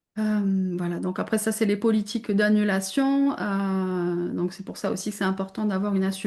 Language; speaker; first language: French; native; French